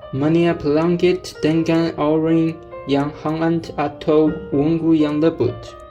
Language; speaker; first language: Malay; non-native, learner; Chinese